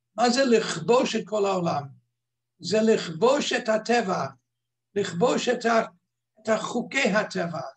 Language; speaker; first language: Hebrew; non-native, fluent; English